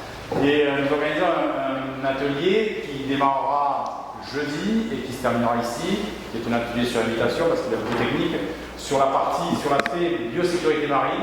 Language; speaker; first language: French; native; French